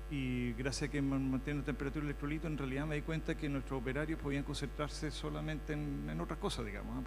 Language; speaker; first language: Spanish; native; Spanish